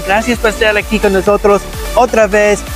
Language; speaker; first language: Spanish; non-native, learner; English